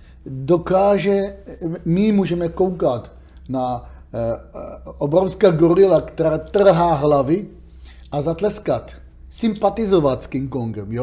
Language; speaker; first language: Czech; non-native, learner; Hebrew